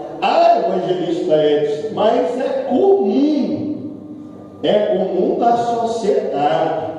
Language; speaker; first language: Portuguese; native; Portuguese